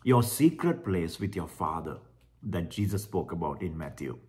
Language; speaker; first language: English; non-native, local second language; Sinhala